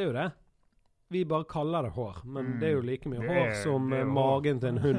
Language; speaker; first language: Norwegian; native; Norwegian